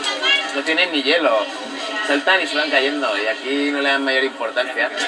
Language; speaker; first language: Spanish; native; Spanish